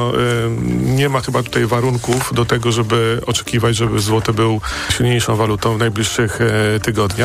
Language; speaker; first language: Polish; native; Polish